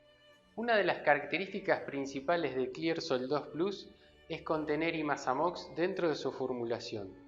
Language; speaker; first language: Spanish; native; Spanish